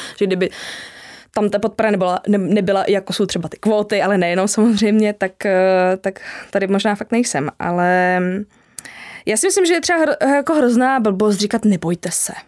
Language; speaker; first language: Czech; native; Czech